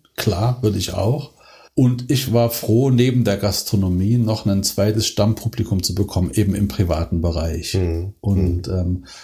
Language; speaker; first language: German; native; German